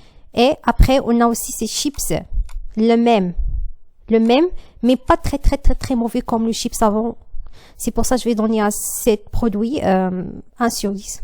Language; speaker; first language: French; non-native, learner; Arabic